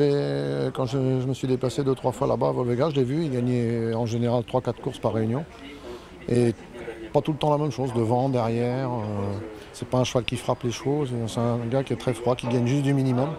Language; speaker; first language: French; native; French